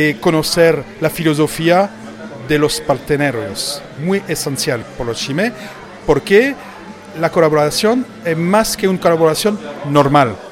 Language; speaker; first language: Spanish; non-native, learner; French